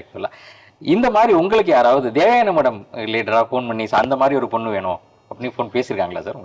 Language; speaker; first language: Tamil; native; Tamil